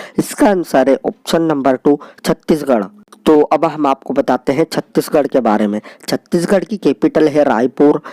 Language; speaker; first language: Hindi; native; Hindi